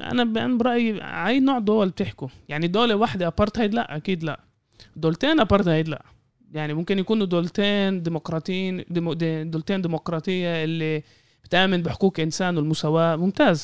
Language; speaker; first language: Arabic; native; Arabic